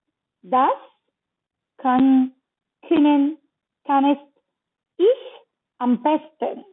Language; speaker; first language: German; non-native, learner; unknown